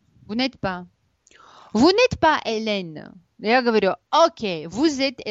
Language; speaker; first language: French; non-native, fluent; Russian